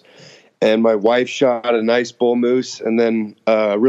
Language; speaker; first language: English; native; English